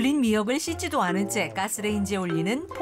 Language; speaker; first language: Korean; native; Korean